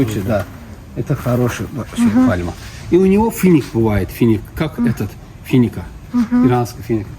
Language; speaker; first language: Russian; non-native, local second language; Azerbaijani